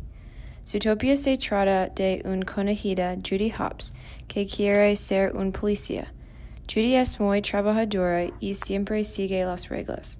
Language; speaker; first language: Spanish; non-native, learner; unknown